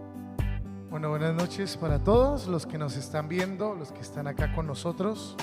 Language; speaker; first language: Spanish; native; Spanish